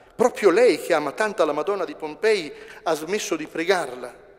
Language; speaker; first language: Italian; native; Italian